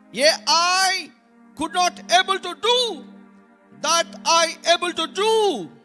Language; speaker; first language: English; non-native, local second language; Telugu